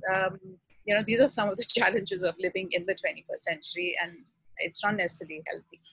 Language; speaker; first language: English; non-native, local second language; Urdu